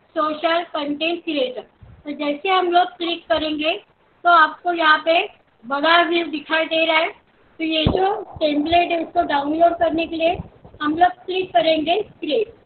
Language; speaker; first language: Hindi; non-native, local second language; Marathi